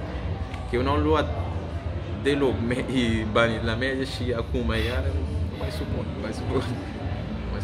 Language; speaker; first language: Romanian; non-native, learner; Kabuverdianu